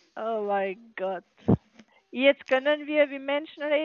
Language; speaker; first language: German; non-native, learner; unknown